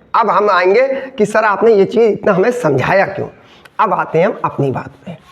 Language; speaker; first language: Hindi; native; Hindi